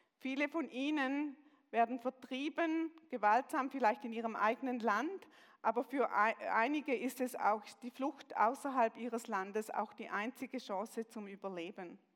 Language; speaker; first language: German; native; German